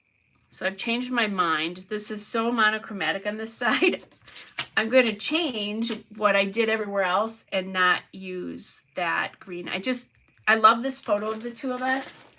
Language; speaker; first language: English; native; English